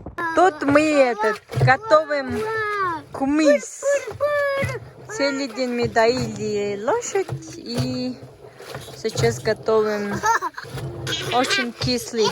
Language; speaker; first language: Russian; non-native, learner; Mongolian